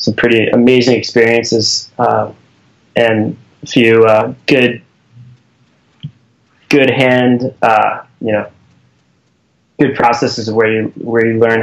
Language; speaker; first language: English; native; English